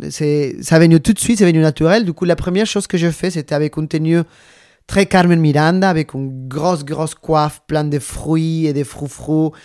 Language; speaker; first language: French; non-native, fluent; Spanish